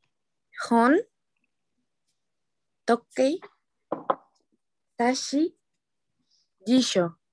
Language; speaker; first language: Japanese; non-native, learner; Spanish